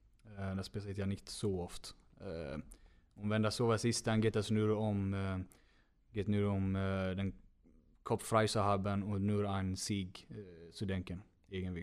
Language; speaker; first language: German; non-native, fluent; Swedish